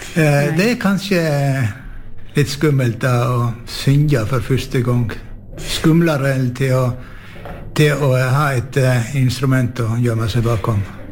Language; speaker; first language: Norwegian; native; Norwegian